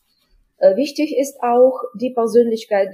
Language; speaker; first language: German; non-native, fluent; Ukrainian